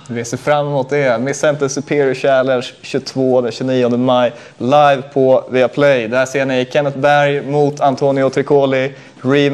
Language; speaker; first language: Swedish; native; Swedish